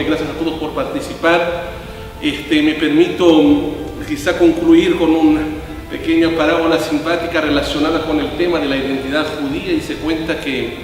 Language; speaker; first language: Spanish; native; Spanish